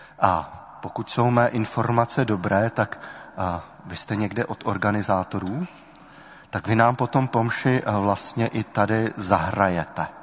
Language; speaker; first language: Czech; native; Czech